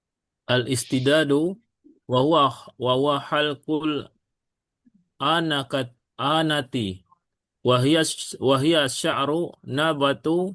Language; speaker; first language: Arabic; non-native, learner; Indonesian